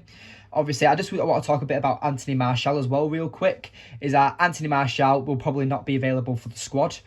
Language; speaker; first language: English; native; English